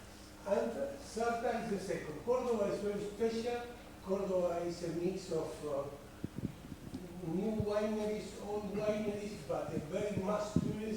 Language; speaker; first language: English; non-native, fluent; Spanish